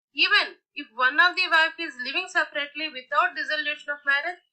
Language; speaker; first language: English; non-native, local second language; Telugu